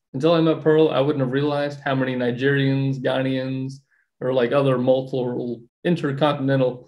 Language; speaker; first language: English; native; English